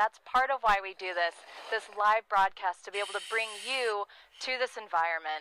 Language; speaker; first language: English; native; English